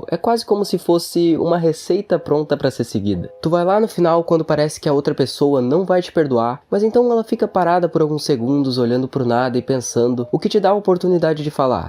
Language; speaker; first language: Portuguese; native; Portuguese